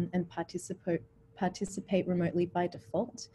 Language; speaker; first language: English; native; English